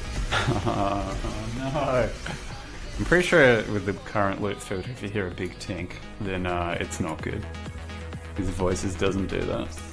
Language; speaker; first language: English; early bilingual, other home language; Russian